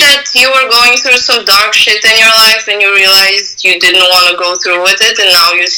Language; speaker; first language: English; non-native, fluent; Serbian